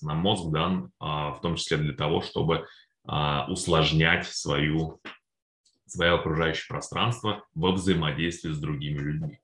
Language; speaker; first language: Russian; native; Russian